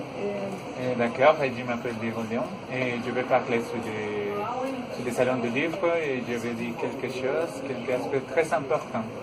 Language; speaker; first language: French; non-native, learner; Spanish